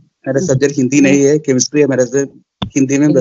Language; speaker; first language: Hindi; non-native, local second language; Malayalam